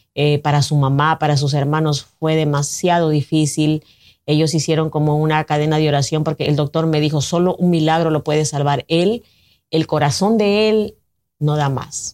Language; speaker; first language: Spanish; native; Spanish